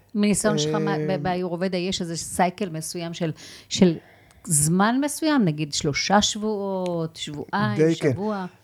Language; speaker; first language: Hebrew; non-native, fluent; Russian